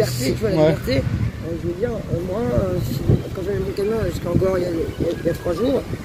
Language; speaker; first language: French; native; French